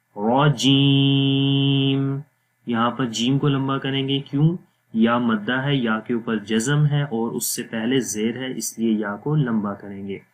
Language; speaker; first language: Urdu; non-native, local second language; Punjabi